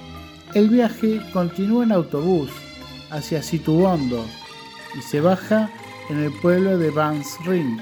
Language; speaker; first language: Spanish; non-native, fluent; Indonesian